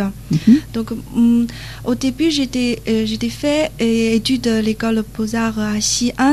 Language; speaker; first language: French; non-native, learner; Chinese